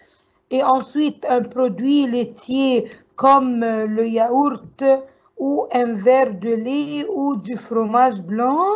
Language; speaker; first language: French; non-native, learner; Arabic